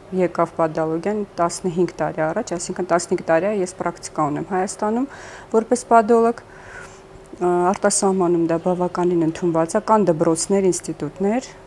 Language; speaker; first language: Armenian; early bilingual, heritage; Armenian